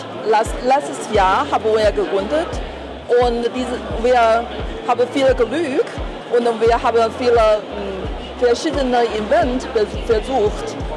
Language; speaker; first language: German; non-native, learner; Chinese